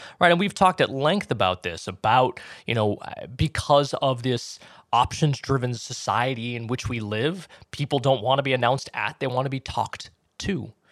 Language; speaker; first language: English; native; English